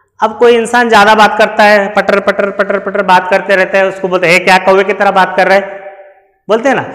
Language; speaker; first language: Hindi; non-native, local second language; Kannada